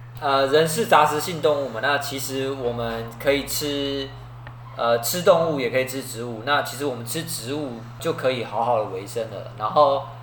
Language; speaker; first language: Chinese; native; Chinese